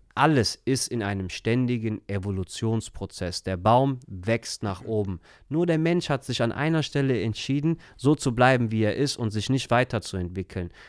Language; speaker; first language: German; early bilingual, other home language; Turkish